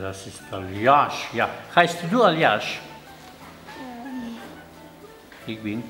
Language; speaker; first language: German; non-native, fluent; Slovenian